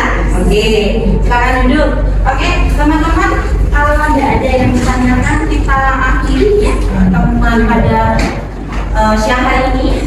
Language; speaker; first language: Indonesian; native; Indonesian